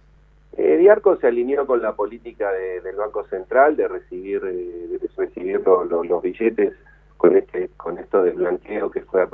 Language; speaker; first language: Spanish; native; Spanish